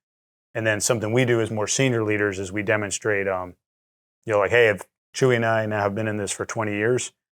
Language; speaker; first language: English; native; English